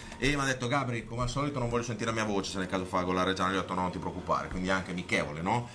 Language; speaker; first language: Italian; native; Italian